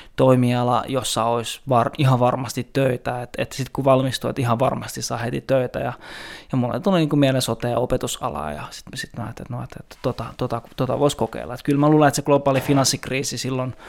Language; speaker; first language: Finnish; native; Finnish